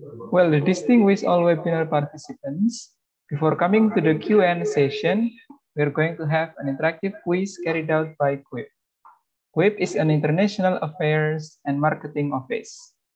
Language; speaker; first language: English; non-native, fluent; Indonesian